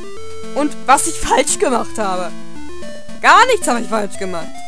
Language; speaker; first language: German; native; German